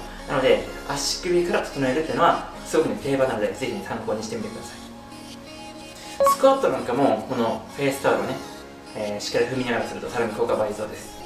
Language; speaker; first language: Japanese; native; Japanese